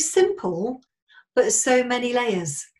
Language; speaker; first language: English; native; English